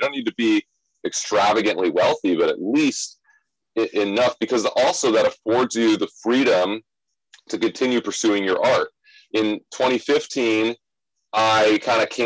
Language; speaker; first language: English; native; English